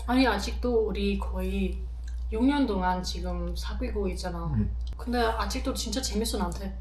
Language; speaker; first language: Korean; non-native, learner; German